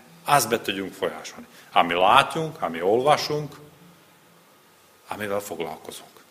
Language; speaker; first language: Hungarian; non-native, learner; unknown